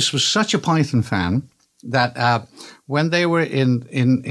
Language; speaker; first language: English; native; English